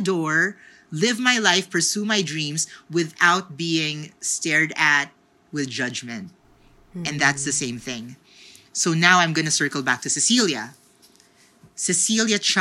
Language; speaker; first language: English; non-native, local second language; Filipino